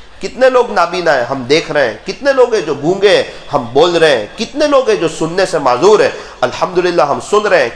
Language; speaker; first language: Urdu; non-native, local second language; Gujarati